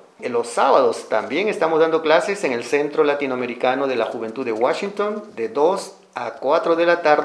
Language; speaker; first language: Spanish; native; Spanish